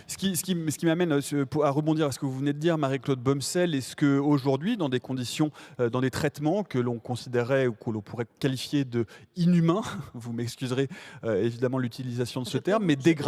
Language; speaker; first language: French; native; French